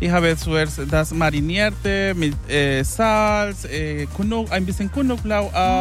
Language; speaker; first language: German; non-native, fluent; Spanish